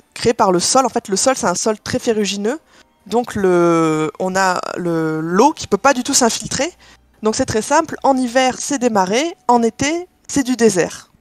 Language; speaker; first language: French; native; French